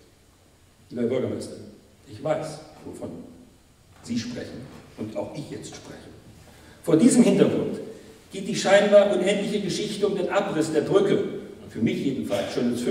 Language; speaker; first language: German; native; German